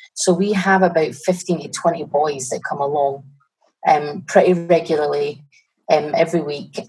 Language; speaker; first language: English; native; English